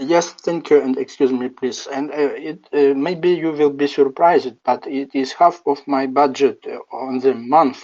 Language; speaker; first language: English; non-native, learner; Ukrainian